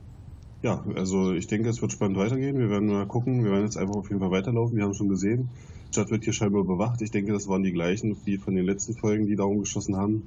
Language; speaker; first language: German; native; German